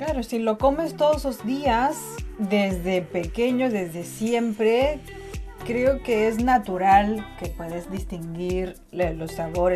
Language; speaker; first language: Spanish; non-native, fluent; Chinese